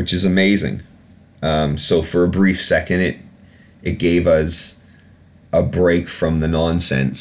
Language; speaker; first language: English; native; English